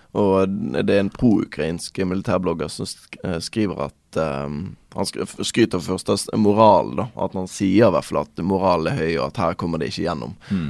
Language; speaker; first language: Norwegian; native; Norwegian